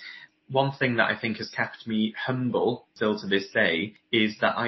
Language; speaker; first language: English; native; English